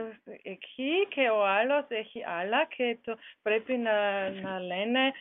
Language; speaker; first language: Greek; non-native, learner; German